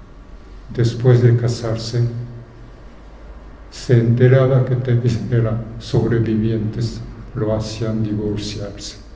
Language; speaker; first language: Spanish; non-native, fluent; Japanese